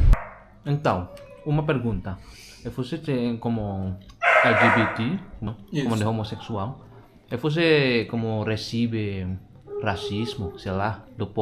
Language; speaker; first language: Portuguese; non-native, learner; Indonesian